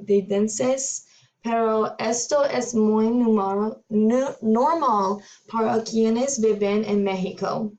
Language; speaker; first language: Spanish; non-native, learner; English